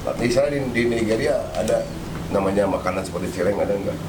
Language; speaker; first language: Indonesian; native; Indonesian